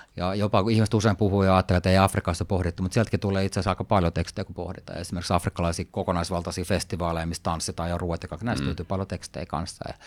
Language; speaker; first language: Finnish; early bilingual, heritage; Finnish